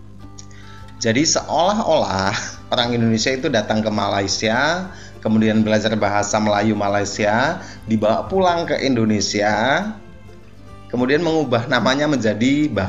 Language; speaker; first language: Indonesian; native; Indonesian